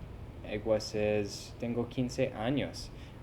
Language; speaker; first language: Spanish; non-native, fluent; English